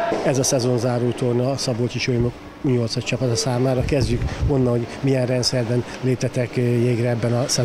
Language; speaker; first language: Hungarian; native; Hungarian